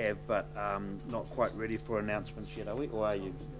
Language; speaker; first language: English; native; English